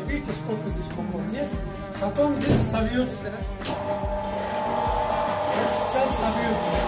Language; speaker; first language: Russian; non-native, learner; Turkish